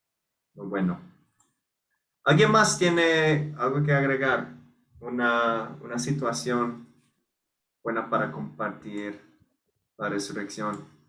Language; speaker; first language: Spanish; non-native, fluent; English